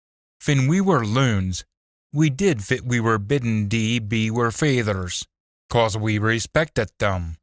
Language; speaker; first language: English; native; English